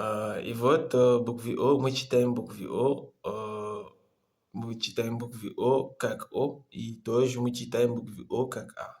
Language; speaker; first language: Russian; non-native, learner; Comorian